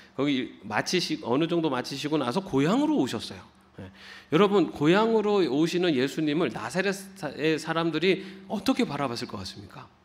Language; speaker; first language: Korean; native; Korean